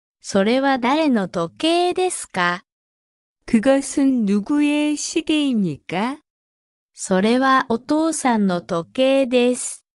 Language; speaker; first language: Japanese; non-native, fluent; Korean